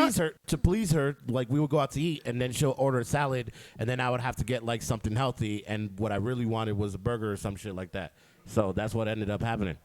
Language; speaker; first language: English; native; English